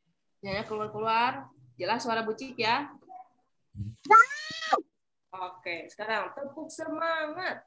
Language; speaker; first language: Indonesian; native; Indonesian